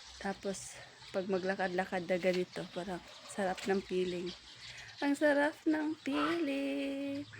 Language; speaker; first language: Filipino; non-native, local second language; Cebuano